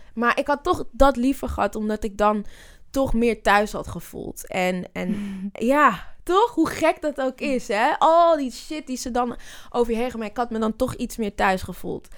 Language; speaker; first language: Dutch; native; Dutch